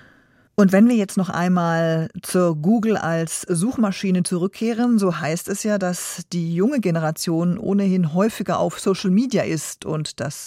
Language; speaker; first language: German; native; German